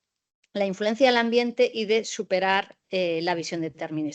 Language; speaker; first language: Spanish; native; Spanish